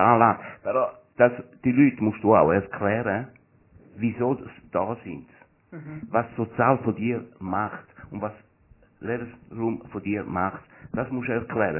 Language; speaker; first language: German; non-native, learner; Italian